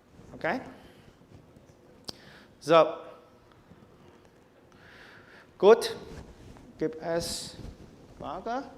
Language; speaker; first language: German; non-native, learner; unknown